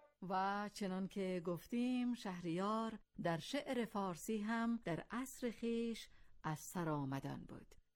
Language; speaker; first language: Persian; non-native, local second language; Azerbaijani